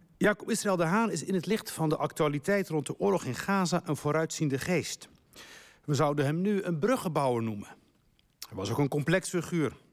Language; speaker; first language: Dutch; early bilingual, other home language; Riffian